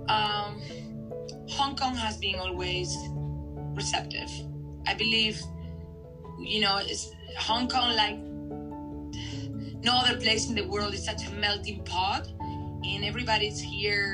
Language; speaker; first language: English; non-native, fluent; Spanish